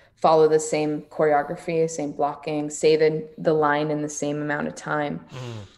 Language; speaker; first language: English; native; English